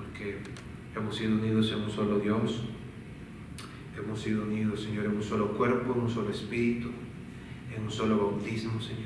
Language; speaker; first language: Spanish; native; Spanish